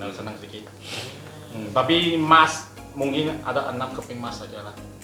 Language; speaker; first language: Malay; non-native, local second language; Chinese